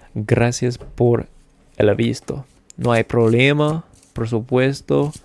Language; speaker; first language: Spanish; non-native, learner; English